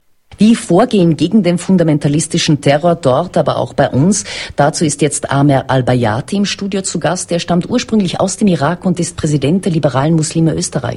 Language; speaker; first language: German; native; German